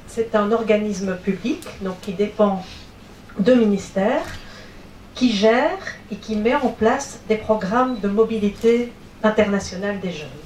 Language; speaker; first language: French; native; French